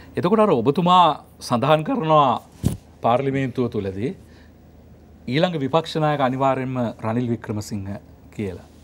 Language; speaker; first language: Sinhala; native; Sinhala